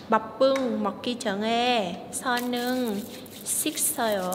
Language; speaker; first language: Korean; non-native, learner; Vietnamese